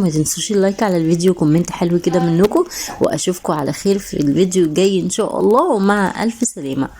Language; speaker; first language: Arabic; native; Arabic